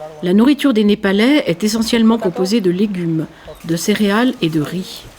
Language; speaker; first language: French; native; French